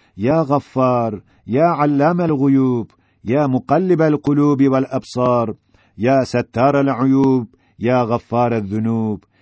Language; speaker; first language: Arabic; non-native, fluent; Turkish